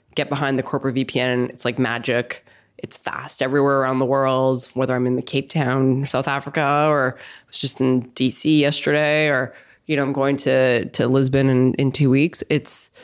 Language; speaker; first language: English; native; English